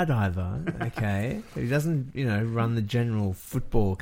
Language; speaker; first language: English; native; English